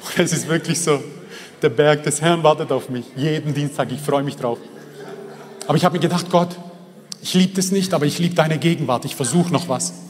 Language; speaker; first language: German; early bilingual, other home language; Croatian